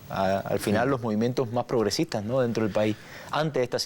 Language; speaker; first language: Spanish; native; Spanish